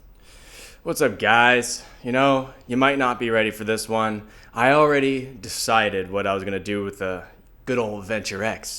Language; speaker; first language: English; native; English